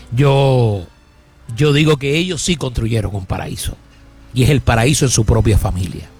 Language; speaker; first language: Spanish; native; Spanish